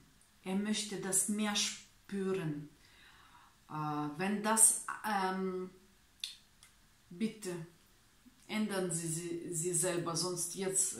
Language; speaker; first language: German; non-native, learner; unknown